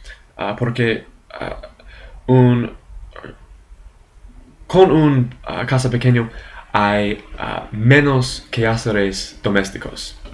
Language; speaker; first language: Spanish; non-native, learner; English